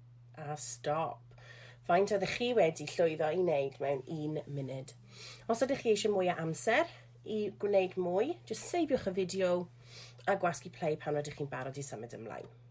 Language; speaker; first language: Welsh; non-native, local second language; English